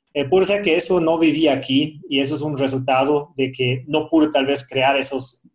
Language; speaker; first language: Spanish; non-native, fluent; German